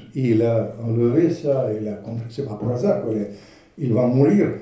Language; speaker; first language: French; non-native, fluent; Ukrainian